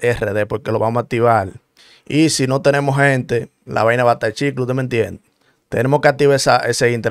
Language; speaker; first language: Spanish; native; Spanish